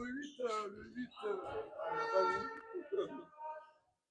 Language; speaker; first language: French; native; French